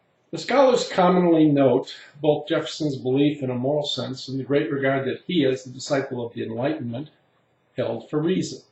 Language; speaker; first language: English; native; English